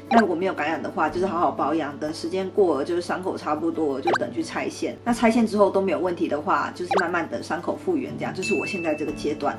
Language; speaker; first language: Chinese; native; Chinese